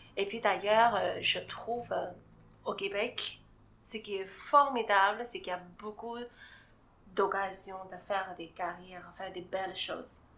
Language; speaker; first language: French; non-native, fluent; Chinese